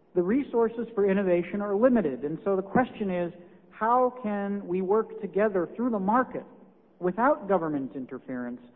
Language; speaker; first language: English; native; English